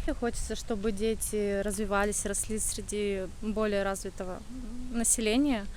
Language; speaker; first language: Russian; native; Russian